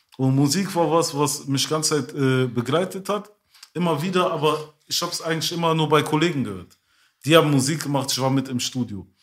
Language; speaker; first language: German; early bilingual, other home language; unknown